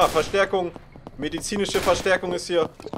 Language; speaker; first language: German; native; German